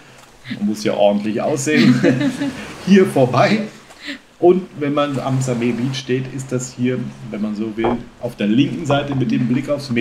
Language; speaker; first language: German; native; German